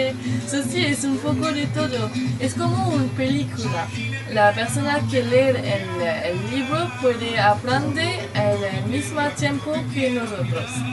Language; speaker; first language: Spanish; non-native, learner; French